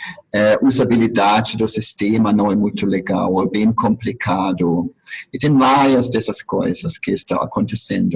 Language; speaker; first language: Portuguese; non-native, fluent; German